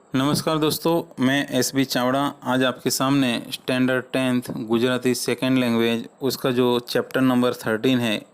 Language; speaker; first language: Hindi; non-native, local second language; Gujarati